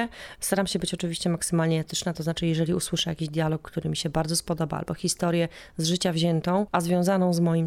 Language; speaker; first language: Polish; native; Polish